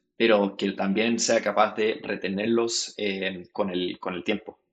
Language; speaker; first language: Spanish; native; Spanish